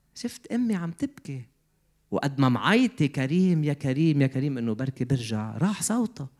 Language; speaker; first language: Arabic; native; Arabic